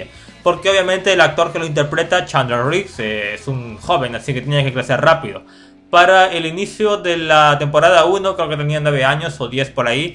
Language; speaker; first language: Spanish; native; Spanish